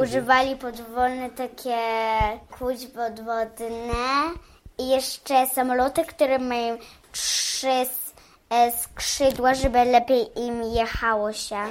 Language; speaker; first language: Polish; early bilingual, heritage; Polish